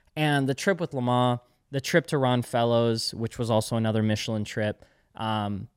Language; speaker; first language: English; native; English